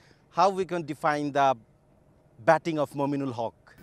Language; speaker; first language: English; non-native, local second language; Bangla